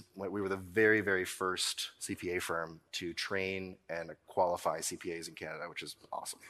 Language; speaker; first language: English; native; English